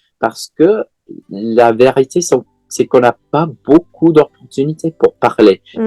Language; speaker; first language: French; non-native, fluent; English